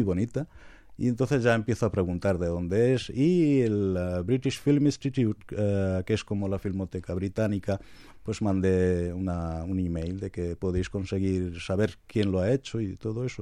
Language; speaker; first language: Spanish; non-native, fluent; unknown